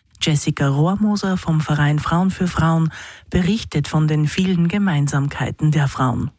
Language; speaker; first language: German; native; German